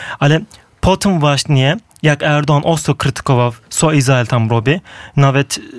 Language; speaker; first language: Polish; non-native, fluent; Turkish